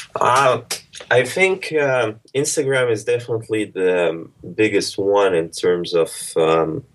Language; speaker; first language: English; early bilingual, other home language; Russian